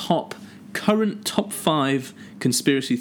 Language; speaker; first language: English; native; English